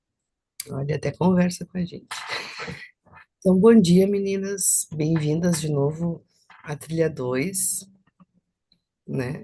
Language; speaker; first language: Portuguese; native; Portuguese